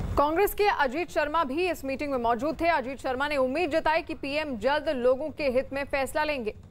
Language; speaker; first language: Hindi; native; Hindi